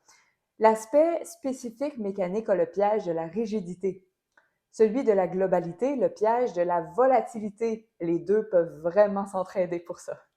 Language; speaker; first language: French; native; French